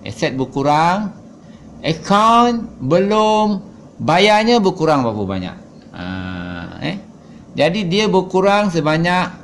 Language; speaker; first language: Malay; native; Malay